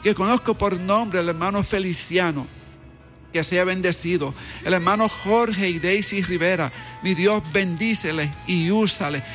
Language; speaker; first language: Spanish; early bilingual, heritage; Spanish